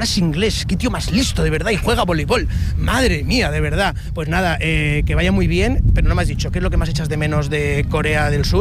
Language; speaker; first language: Spanish; native; Spanish